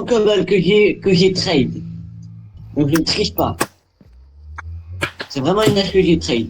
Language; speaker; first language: French; native; French